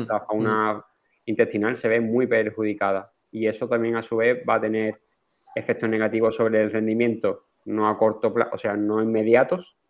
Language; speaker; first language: Spanish; native; Spanish